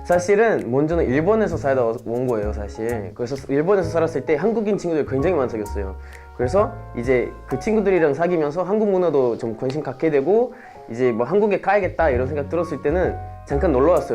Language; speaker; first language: Korean; non-native, fluent; Portuguese